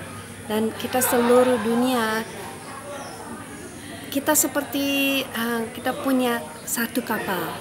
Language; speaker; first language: Indonesian; non-native, fluent; English